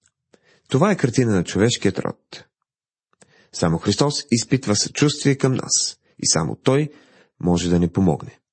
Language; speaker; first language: Bulgarian; native; Bulgarian